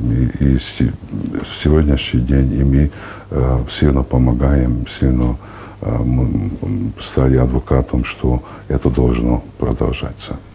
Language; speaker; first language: Russian; non-native, fluent; Hungarian